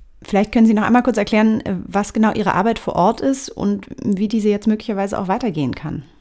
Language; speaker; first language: German; native; German